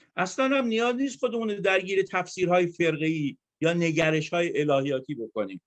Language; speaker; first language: Persian; native; Persian